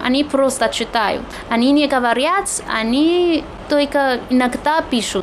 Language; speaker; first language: Russian; non-native, fluent; Chinese